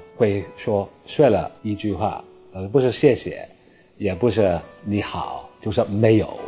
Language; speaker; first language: Chinese; non-native, fluent; English